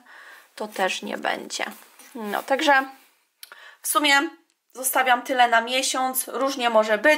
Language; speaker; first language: Polish; native; Polish